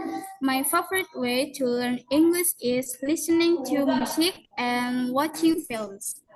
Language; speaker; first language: English; non-native, learner; Indonesian